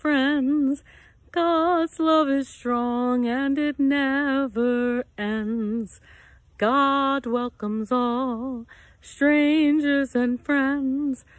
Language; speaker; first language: English; native; English